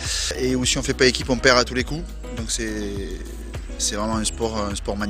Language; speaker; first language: French; native; French